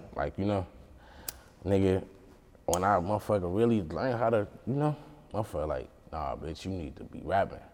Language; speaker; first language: English; native; English